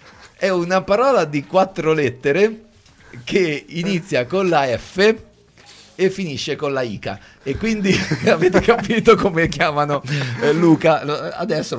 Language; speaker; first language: Italian; native; Italian